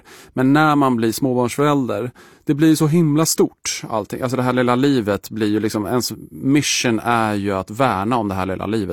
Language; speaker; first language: Swedish; native; Swedish